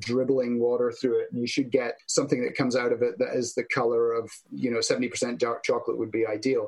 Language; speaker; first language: English; native; English